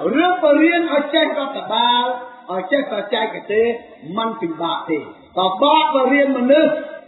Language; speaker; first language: Khmer; native; Khmer